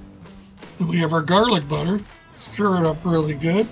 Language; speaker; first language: English; native; English